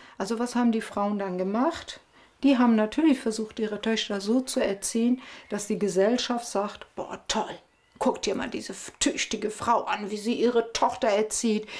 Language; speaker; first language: German; early bilingual, other home language; Turkish